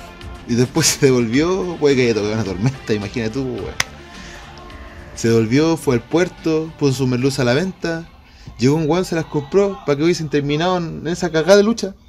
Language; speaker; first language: Spanish; native; Spanish